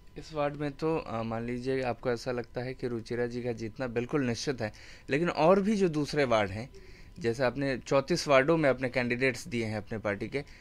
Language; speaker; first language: Hindi; native; Hindi